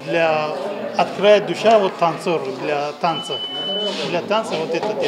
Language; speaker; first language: Russian; non-native, learner; Tajik